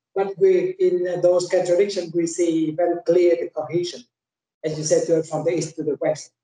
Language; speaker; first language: English; non-native, fluent; Vietnamese